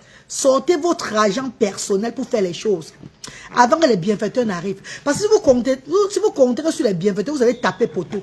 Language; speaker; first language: French; non-native, local second language; Lingala